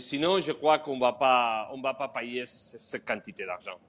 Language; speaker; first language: French; non-native, learner; Spanish